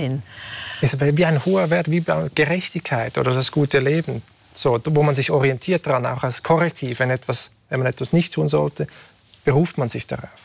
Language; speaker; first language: German; native; German